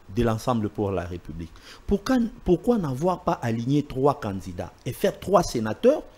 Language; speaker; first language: French; non-native, local second language; Swahili